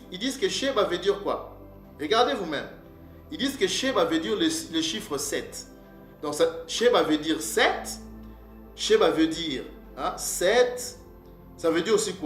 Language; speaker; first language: French; non-native, local second language; Kongo